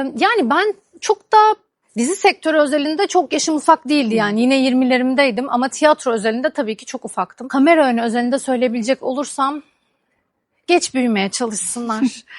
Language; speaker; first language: Turkish; native; Turkish